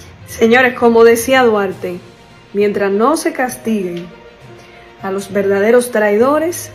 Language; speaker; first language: Spanish; native; Spanish